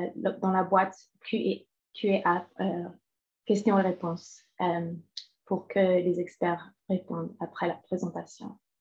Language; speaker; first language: French; non-native, fluent; English